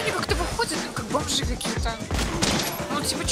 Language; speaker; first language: Russian; native; Russian